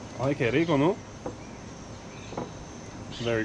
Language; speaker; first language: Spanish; non-native, learner; English